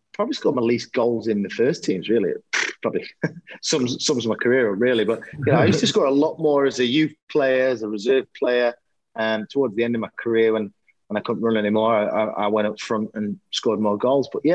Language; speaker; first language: English; native; English